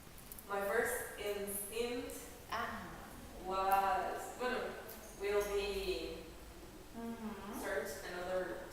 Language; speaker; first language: English; non-native, learner; Spanish